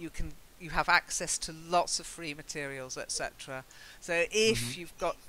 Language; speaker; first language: English; native; English